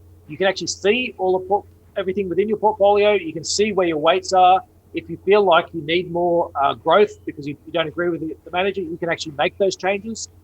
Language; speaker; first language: English; native; English